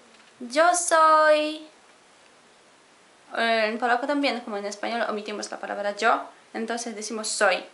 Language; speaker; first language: Spanish; non-native, fluent; Polish